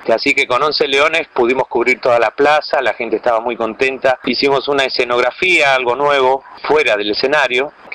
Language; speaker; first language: Spanish; native; Spanish